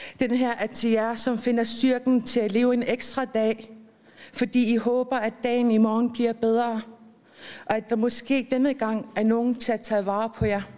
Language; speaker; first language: Danish; non-native, local second language; Kalaallisut